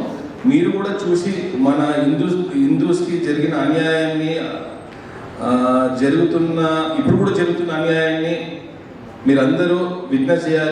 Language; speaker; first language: Telugu; native; Telugu